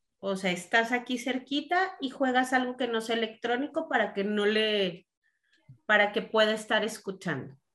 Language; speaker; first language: Spanish; native; Spanish